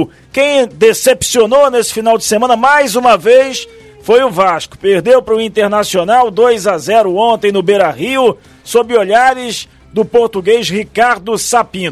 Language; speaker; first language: Portuguese; native; Portuguese